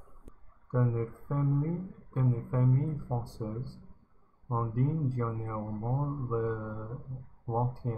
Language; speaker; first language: French; non-native, learner; English